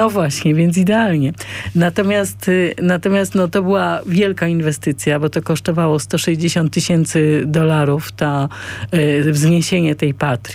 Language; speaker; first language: Polish; native; Polish